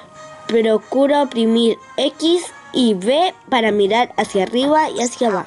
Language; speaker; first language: Spanish; native; Spanish